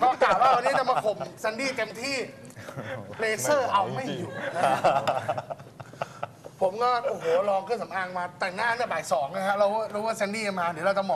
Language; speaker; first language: Thai; native; Thai